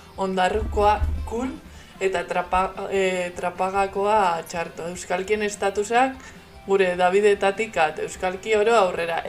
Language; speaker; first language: Basque; non-native, local second language; Spanish